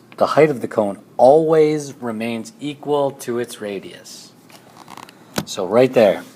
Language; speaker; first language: English; native; English